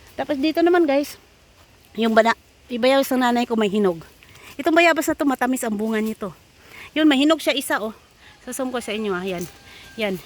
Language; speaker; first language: Filipino; non-native, local second language; Cebuano